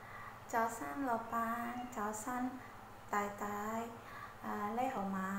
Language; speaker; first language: Chinese; non-native, learner; Indonesian